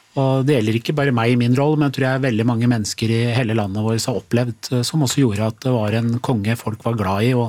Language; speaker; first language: Norwegian; early bilingual, other home language; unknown